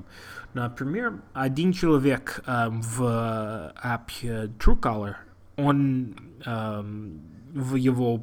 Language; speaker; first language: Russian; non-native, learner; English